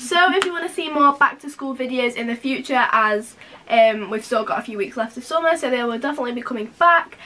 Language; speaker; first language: English; native; English